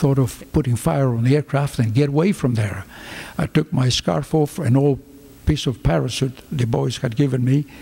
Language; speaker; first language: English; non-native, fluent; Greek